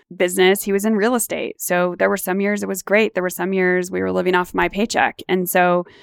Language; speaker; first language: English; native; English